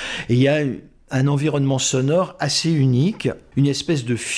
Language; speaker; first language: French; native; French